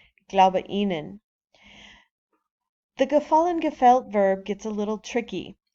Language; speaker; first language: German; non-native, fluent; English